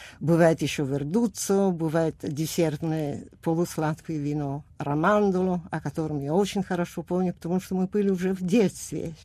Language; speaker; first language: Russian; non-native, fluent; Italian